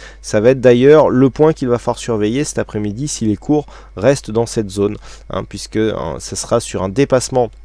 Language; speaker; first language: French; native; French